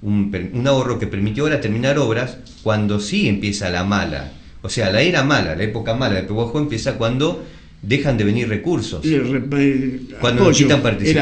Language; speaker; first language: Spanish; native; Spanish